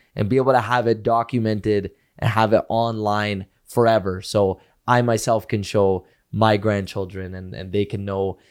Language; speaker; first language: English; early bilingual, other home language; Punjabi